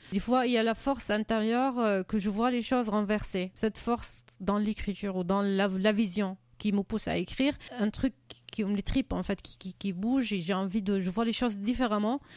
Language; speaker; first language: French; non-native, fluent; Arabic